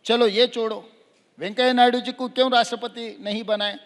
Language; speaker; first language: Hindi; non-native, local second language; Telugu